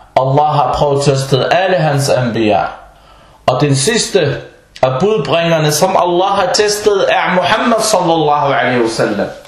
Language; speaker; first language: Danish; non-native, fluent; Arabic